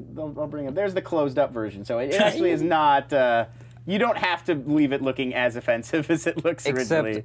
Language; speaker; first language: English; native; English